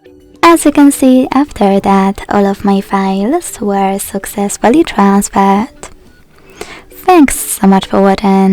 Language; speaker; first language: English; non-native, fluent; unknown